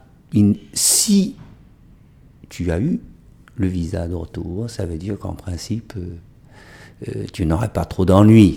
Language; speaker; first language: French; non-native, fluent; Chinese